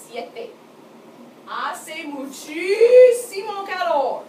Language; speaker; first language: Spanish; non-native, fluent; English